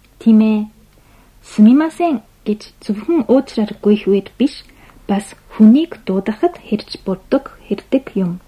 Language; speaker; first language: Mongolian; non-native, fluent; Japanese